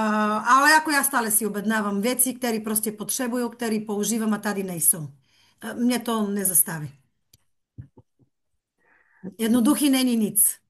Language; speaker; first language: Czech; non-native, fluent; Bulgarian